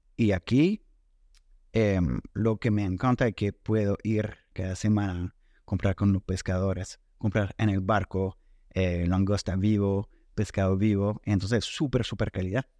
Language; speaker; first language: Spanish; non-native, fluent; French